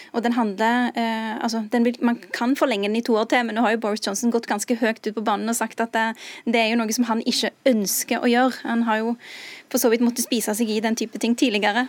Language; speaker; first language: Norwegian; early bilingual, other home language; Urdu